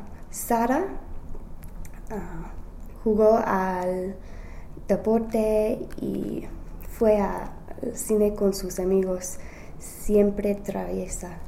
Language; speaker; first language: Spanish; non-native, learner; English